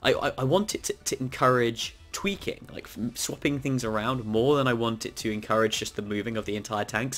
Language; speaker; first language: English; native; English